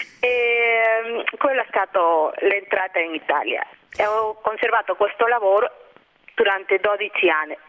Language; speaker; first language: Italian; non-native, fluent; Spanish